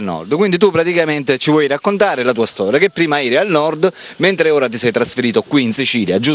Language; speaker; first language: Italian; native; Italian